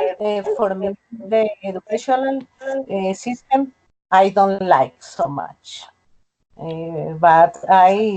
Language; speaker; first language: English; non-native, learner; Spanish